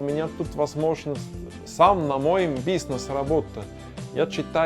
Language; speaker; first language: Russian; non-native, learner; German